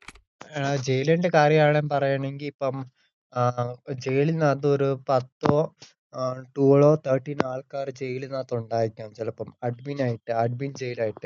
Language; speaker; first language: Malayalam; early bilingual, heritage; Malayalam